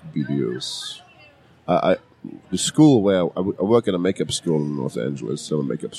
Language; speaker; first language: English; non-native, fluent; German